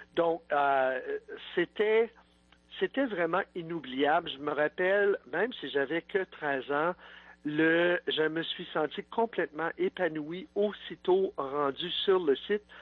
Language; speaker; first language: French; native; French